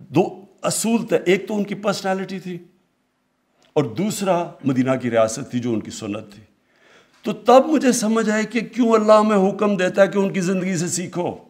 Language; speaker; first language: Urdu; native; Urdu